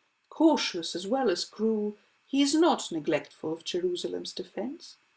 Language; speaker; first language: English; non-native, fluent; Greek